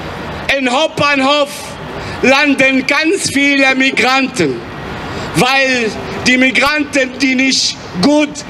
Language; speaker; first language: German; non-native, fluent; Arabic